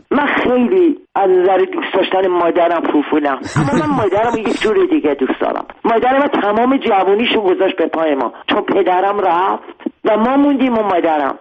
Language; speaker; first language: Persian; non-native, local second language; Armenian